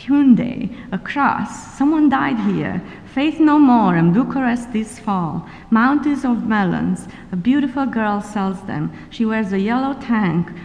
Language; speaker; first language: English; non-native, fluent; Romanian